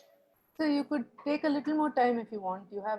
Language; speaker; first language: English; non-native, local second language; Tamil